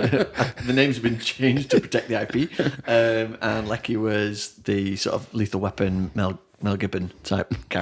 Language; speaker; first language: English; native; English